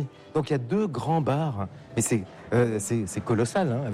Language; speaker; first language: French; native; French